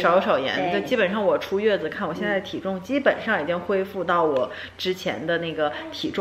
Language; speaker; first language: Chinese; native; Chinese